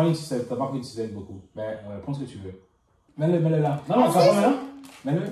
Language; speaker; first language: French; native; French